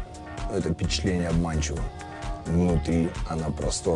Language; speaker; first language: Russian; native; Russian